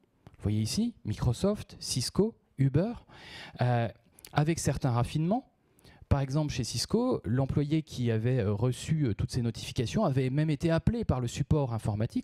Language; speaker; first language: French; native; French